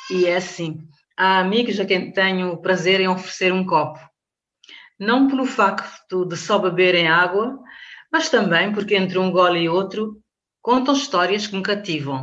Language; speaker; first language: Portuguese; non-native, local second language; Kabuverdianu